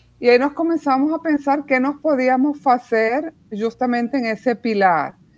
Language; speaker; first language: Portuguese; non-native, fluent; Spanish